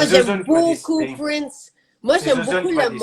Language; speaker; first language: French; native; French